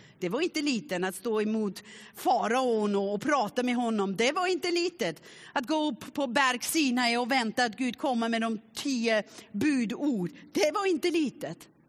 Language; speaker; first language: Swedish; non-native, fluent; German